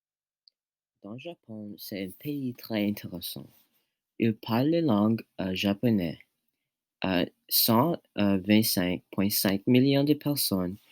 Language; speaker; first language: French; non-native, learner; English